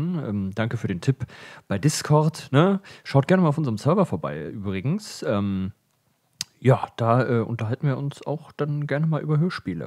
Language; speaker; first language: German; native; German